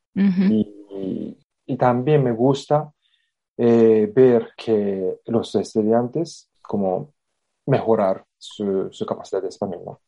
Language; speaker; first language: Spanish; non-native, fluent; Japanese